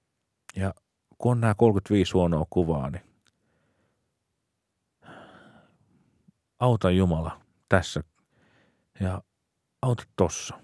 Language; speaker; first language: Finnish; native; Finnish